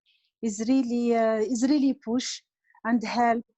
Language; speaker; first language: English; non-native, learner; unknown